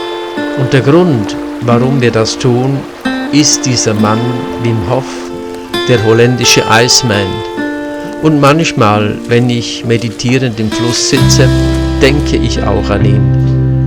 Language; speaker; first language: German; native; German